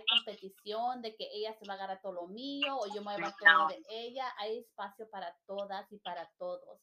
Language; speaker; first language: Spanish; native; Spanish